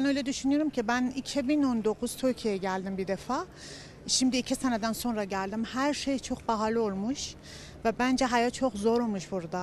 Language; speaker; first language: Turkish; early bilingual, heritage; Turkish